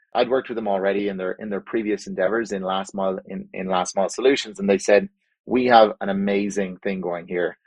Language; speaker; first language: English; native; English